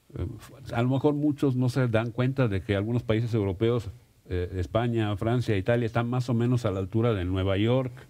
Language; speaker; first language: Spanish; non-native, fluent; Italian